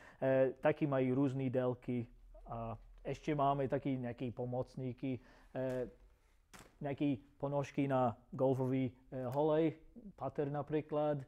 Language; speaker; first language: Czech; non-native, fluent; English